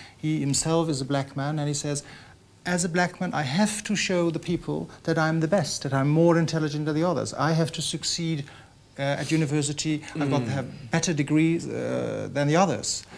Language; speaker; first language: English; non-native, fluent; Dutch